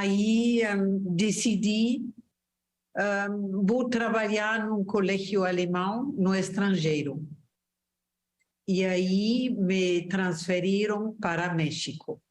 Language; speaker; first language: Portuguese; non-native, fluent; German